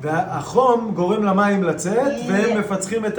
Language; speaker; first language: Hebrew; native; Hebrew